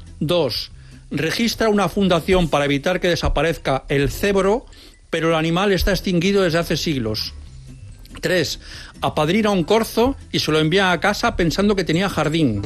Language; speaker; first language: Spanish; native; Spanish